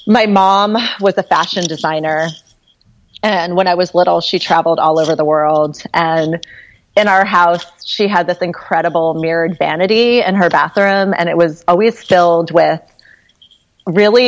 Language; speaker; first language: English; native; English